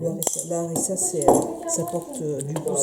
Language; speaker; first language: French; native; French